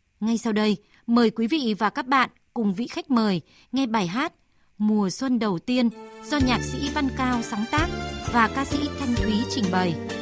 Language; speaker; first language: Vietnamese; native; Vietnamese